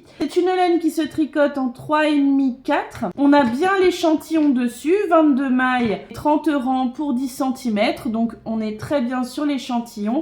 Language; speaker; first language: French; native; French